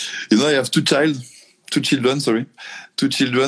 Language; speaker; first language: English; non-native, learner; French